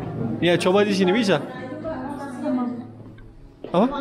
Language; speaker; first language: Indonesian; non-native, learner; Turkish